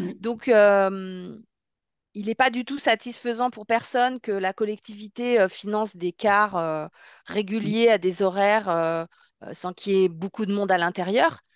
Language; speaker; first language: French; native; French